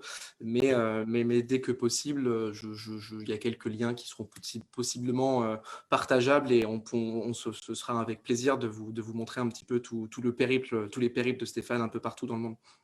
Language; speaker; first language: French; native; French